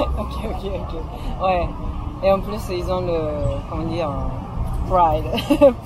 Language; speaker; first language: French; non-native, fluent; Japanese